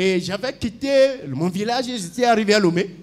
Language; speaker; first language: French; non-native, local second language; Ewe